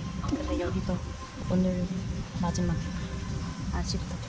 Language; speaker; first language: Korean; non-native, fluent; Japanese